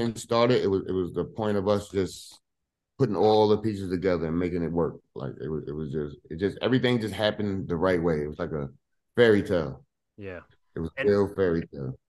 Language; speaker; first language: English; native; English